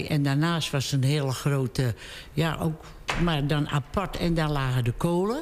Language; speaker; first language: Dutch; native; Dutch